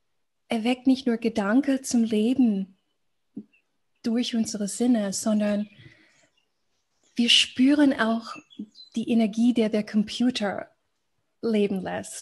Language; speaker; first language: German; non-native, fluent; English